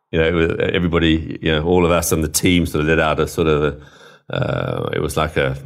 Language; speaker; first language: English; native; English